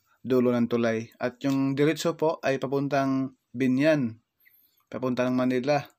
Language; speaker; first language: Filipino; native; Filipino